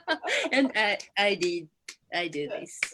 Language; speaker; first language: English; non-native, learner; Japanese